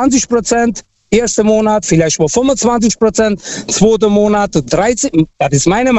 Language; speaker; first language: German; non-native, fluent; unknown